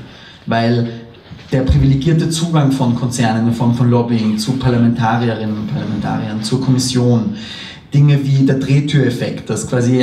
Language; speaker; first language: German; native; German